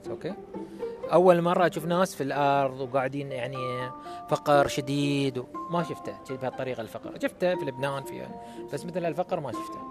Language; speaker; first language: Arabic; native; Arabic